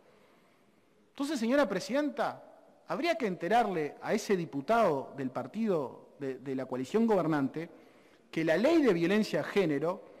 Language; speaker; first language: Spanish; native; Spanish